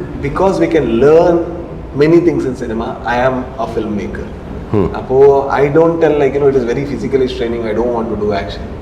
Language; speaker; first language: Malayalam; non-native, learner; Kannada